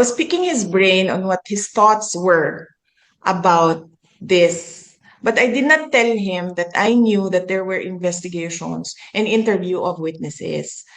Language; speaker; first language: English; non-native, local second language; Filipino